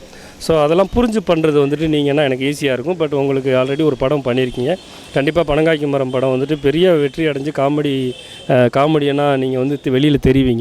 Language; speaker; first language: Tamil; native; Tamil